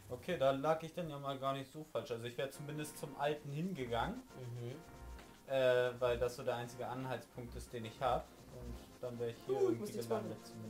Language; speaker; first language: German; native; German